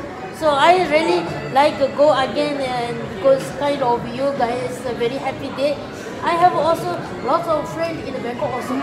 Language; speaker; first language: English; non-native, learner; Nepali